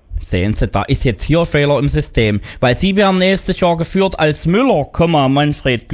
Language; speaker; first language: German; native; German